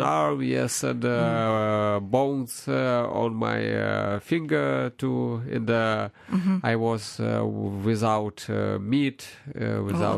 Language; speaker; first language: English; non-native, learner; Ukrainian